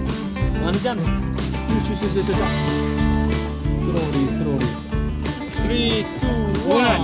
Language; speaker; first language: Japanese; native; Japanese